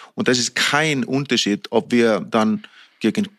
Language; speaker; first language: German; non-native, fluent; Icelandic